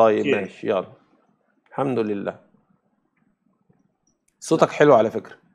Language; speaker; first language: Arabic; native; Arabic